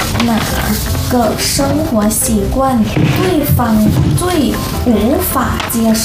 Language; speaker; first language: Chinese; non-native, fluent; Thai